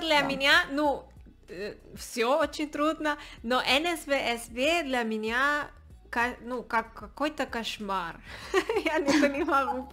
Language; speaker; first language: Russian; non-native, learner; Spanish